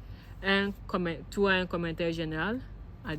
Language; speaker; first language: French; non-native, learner; Akan